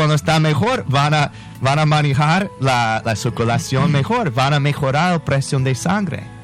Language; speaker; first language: Spanish; non-native, fluent; English